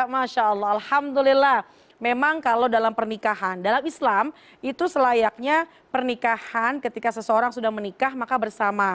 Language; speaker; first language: Indonesian; native; Indonesian